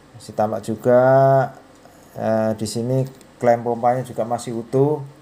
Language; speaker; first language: Indonesian; non-native, local second language; Javanese